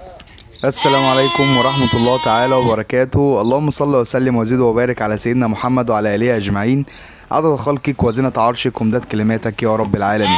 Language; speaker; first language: Arabic; native; Arabic